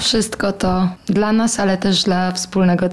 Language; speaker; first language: Polish; native; Polish